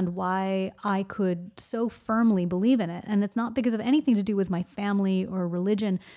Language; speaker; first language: English; early bilingual, other home language; Hindi